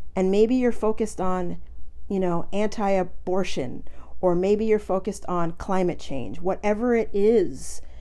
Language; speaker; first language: English; native; English